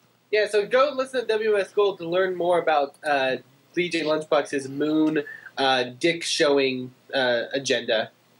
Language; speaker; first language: English; native; English